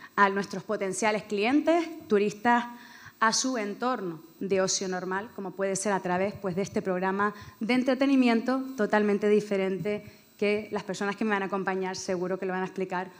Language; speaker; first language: Spanish; native; Spanish